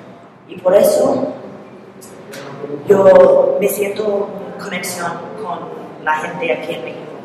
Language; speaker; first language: Spanish; non-native, learner; English